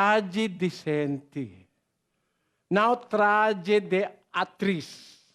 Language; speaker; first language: Portuguese; non-native, learner; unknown